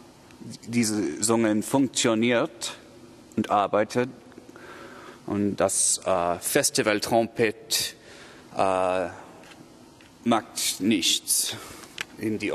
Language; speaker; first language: German; non-native, learner; English